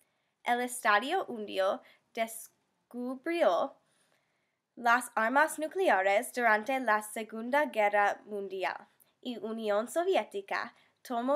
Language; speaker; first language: Spanish; non-native, learner; English